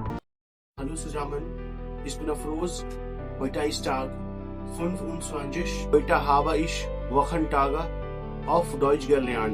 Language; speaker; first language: German; non-native, learner; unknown